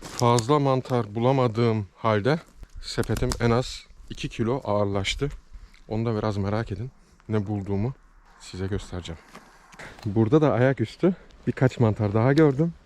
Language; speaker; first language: Turkish; early bilingual, heritage; Turkish